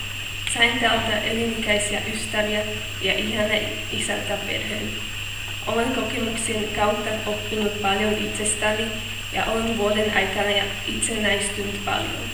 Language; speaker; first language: Finnish; non-native, fluent; Slovak